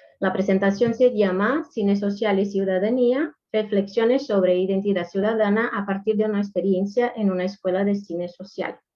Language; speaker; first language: Spanish; non-native, fluent; Portuguese